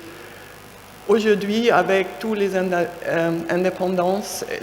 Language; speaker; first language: French; non-native, fluent; German